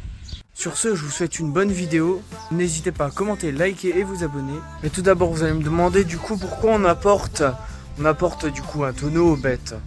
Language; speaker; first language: French; native; French